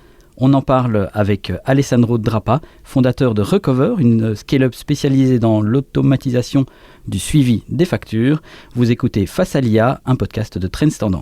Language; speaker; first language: French; native; French